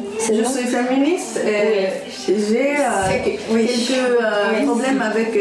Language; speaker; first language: French; non-native, learner; Japanese